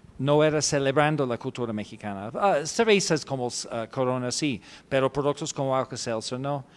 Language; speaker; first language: Spanish; non-native, fluent; English